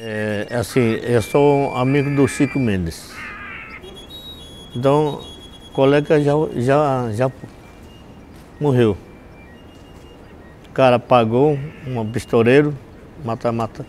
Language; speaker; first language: Portuguese; non-native, local second language; Yanomámi